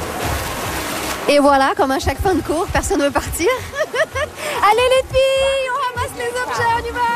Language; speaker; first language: French; non-native, fluent; Portuguese